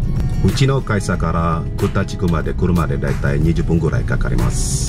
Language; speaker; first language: Japanese; non-native, fluent; Indonesian